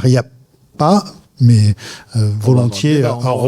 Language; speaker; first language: French; native; French